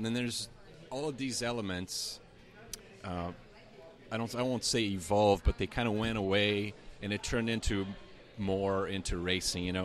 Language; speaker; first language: English; non-native, fluent; Portuguese